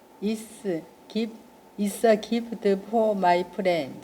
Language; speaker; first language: English; non-native, learner; Korean